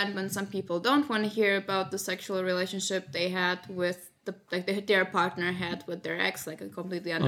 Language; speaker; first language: English; non-native, fluent; Slovak